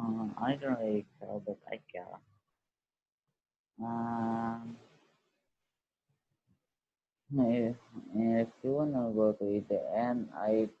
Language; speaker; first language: English; non-native, learner; Indonesian